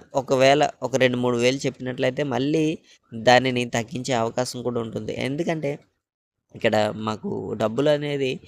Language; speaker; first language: Telugu; native; Telugu